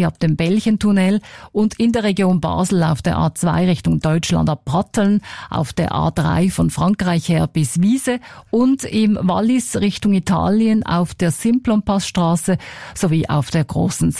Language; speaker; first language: German; native; German